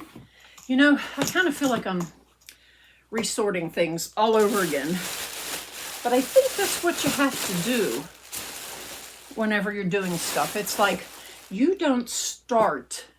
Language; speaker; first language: English; native; English